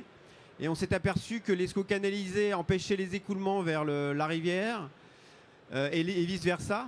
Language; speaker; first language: French; native; French